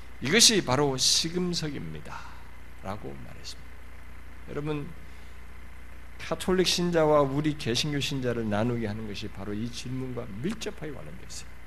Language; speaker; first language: Korean; native; Korean